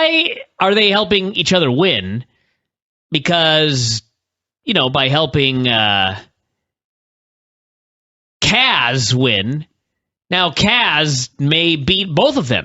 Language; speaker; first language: English; native; English